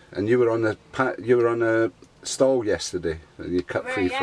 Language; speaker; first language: English; native; English